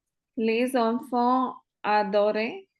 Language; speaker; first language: French; non-native, learner; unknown